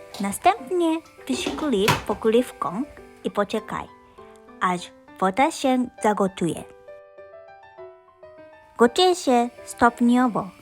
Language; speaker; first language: Polish; non-native, learner; Japanese